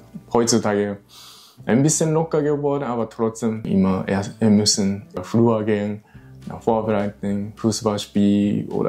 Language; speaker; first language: German; non-native, learner; Japanese